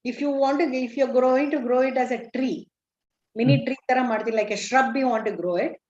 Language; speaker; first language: English; non-native, local second language; Kannada